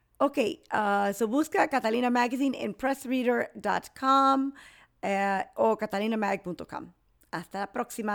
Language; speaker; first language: Spanish; early bilingual, heritage; English